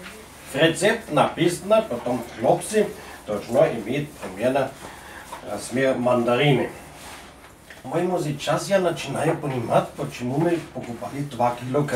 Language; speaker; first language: Russian; non-native, learner; German